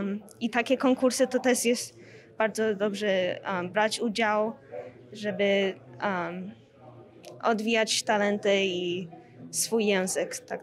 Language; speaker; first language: Polish; early bilingual, heritage; Polish